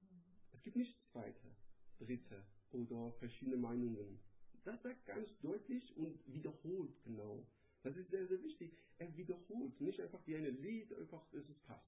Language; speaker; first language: German; non-native, learner; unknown